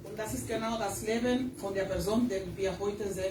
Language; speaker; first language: German; non-native, fluent; Spanish